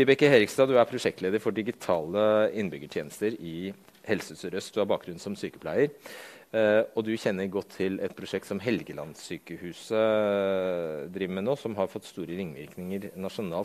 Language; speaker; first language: Norwegian; native; Norwegian